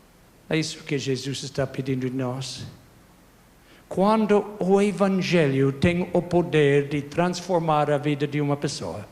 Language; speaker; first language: Portuguese; non-native, fluent; English